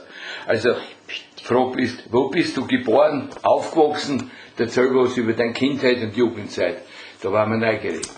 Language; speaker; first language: German; native; German